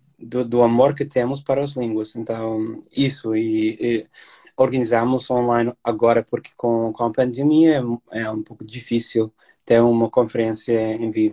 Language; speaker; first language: Portuguese; non-native, fluent; English